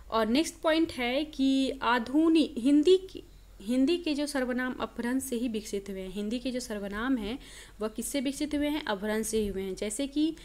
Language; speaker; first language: Hindi; native; Hindi